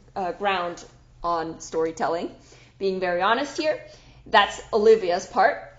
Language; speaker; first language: English; non-native, fluent; German